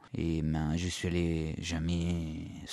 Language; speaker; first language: French; non-native, learner; Italian